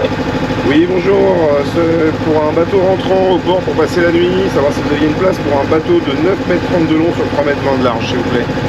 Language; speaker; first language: French; native; French